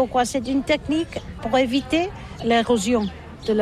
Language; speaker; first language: French; non-native, learner; Catalan